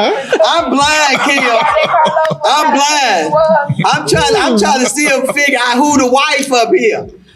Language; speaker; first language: English; native; English